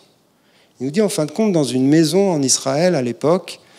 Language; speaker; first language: French; native; French